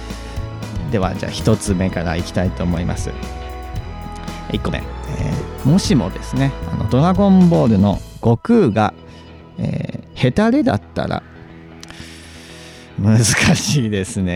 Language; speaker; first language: Japanese; native; Japanese